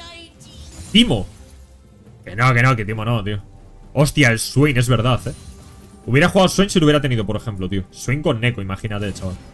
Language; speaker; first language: Spanish; native; Spanish